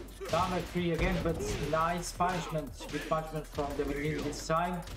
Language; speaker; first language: English; non-native, fluent; Italian